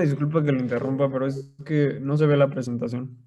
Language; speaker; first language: Spanish; native; Spanish